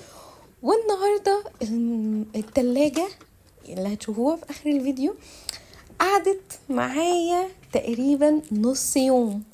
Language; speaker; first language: Arabic; native; Arabic